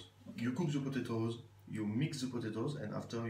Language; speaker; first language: English; non-native, learner; French